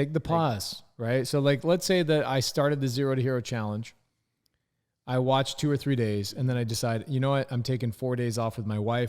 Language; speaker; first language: English; native; English